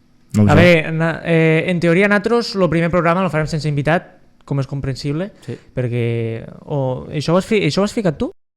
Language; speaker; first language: Catalan; native; Catalan